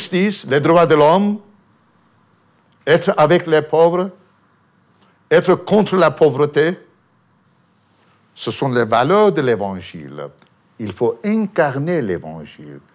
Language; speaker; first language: French; non-native, fluent; Armenian